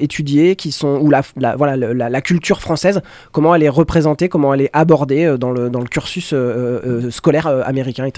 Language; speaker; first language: French; native; French